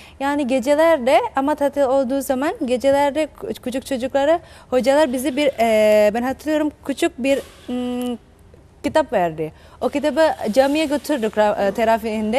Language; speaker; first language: Turkish; non-native, fluent; Indonesian